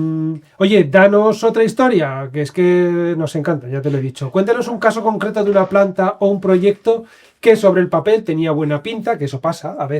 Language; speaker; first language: Spanish; native; Spanish